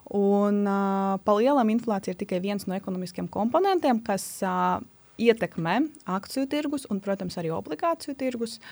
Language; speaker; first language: Latvian; non-native, local second language; Russian